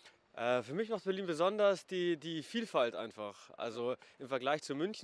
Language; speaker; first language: German; native; German